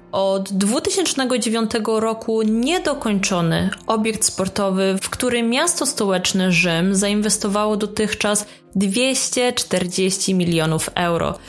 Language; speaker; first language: Polish; early bilingual, heritage; Italian